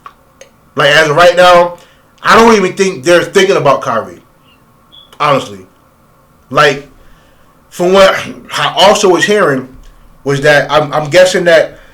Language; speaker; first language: English; native; English